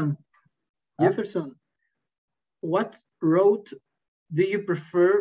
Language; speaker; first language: English; non-native, learner; Spanish